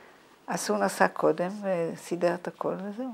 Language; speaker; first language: Hebrew; non-native, fluent; Dutch